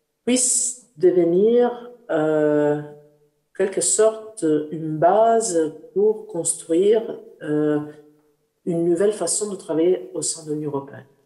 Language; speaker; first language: French; non-native, fluent; Italian